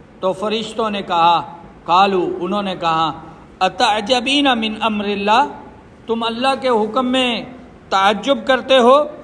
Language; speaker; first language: Urdu; non-native, local second language; Punjabi